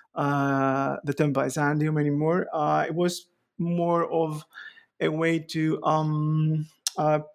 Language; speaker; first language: English; non-native, fluent; Greek